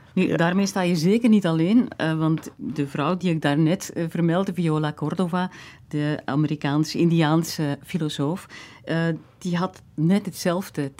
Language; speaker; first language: Dutch; native; Dutch